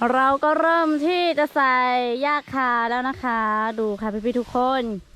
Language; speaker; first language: Thai; non-native, local second language; Lahu